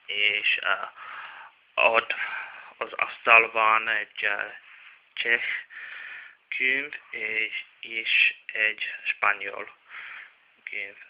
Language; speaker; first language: Hungarian; non-native, learner; Czech